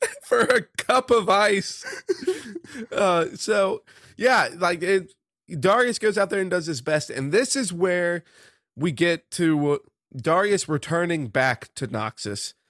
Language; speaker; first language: English; native; English